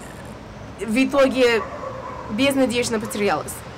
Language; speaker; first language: Russian; non-native, fluent; English